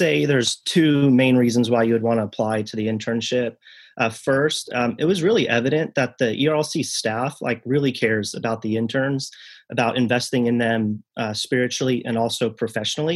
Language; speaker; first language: English; native; English